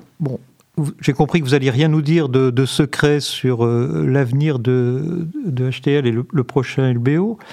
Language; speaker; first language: French; native; French